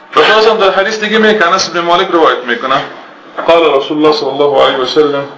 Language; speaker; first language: Persian; native; Persian